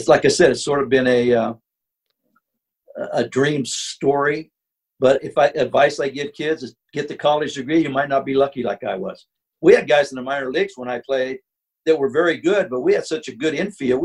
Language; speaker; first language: English; native; English